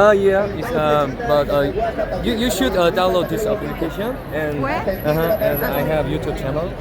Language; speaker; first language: English; non-native, learner; Korean